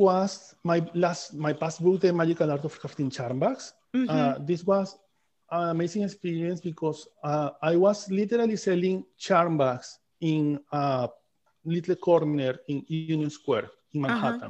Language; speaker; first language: English; non-native, fluent; Spanish